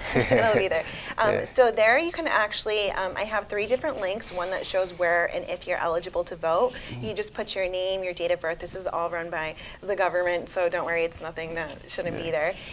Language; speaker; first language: English; native; English